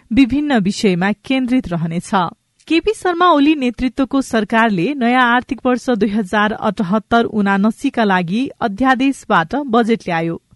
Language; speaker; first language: Nepali; non-native, local second language; Maithili